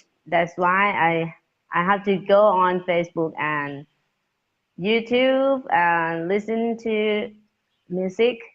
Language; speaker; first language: English; non-native, learner; Thai